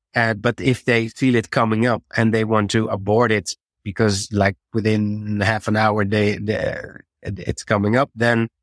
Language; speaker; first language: English; non-native, fluent; Dutch